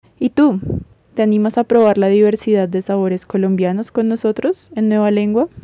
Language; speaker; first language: Spanish; native; Spanish